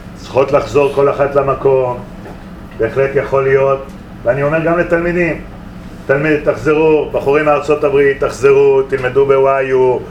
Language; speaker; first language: Hebrew; native; Hebrew